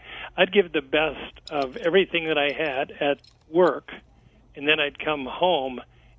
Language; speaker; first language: English; native; English